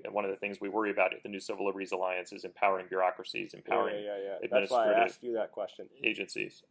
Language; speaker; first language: English; native; English